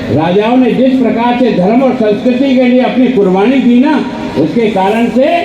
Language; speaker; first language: Hindi; native; Hindi